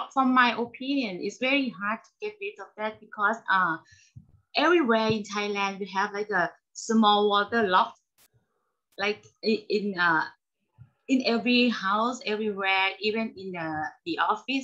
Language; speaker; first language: English; non-native, learner; Thai